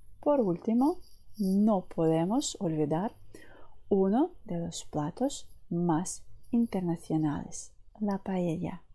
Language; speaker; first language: Spanish; non-native, fluent; Ukrainian